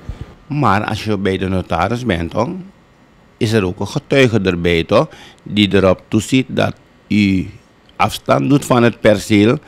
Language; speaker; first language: Dutch; native; Dutch